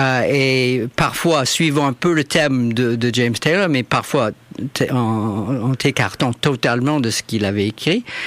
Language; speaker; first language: French; native; French